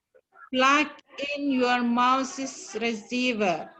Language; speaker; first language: English; non-native, fluent; Indonesian